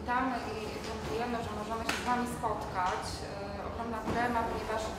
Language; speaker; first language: Polish; native; Polish